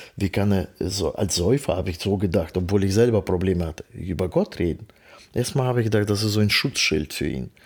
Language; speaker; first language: German; non-native, fluent; Russian